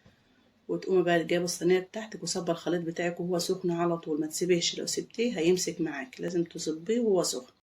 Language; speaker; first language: Arabic; native; Arabic